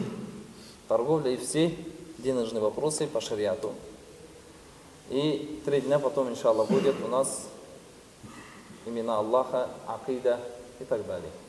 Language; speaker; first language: Russian; non-native, fluent; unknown